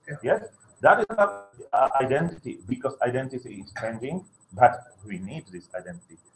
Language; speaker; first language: English; non-native, learner; Slovak